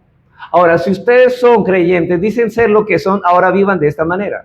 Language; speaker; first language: Spanish; native; Spanish